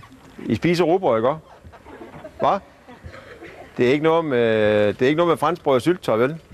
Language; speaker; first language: Danish; native; Danish